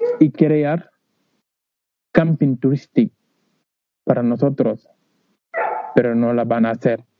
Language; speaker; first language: Spanish; non-native, learner; Wolof